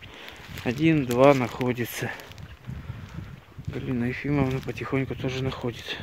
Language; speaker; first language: Russian; native; Russian